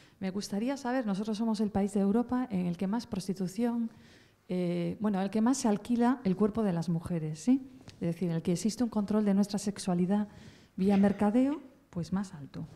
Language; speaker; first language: Spanish; native; Spanish